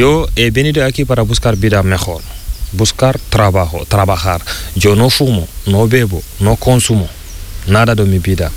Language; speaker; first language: Spanish; non-native, learner; Fula